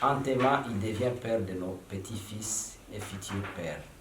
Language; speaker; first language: French; non-native, local second language; Swahili